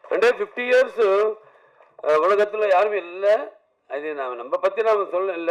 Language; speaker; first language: Tamil; non-native, learner; Telugu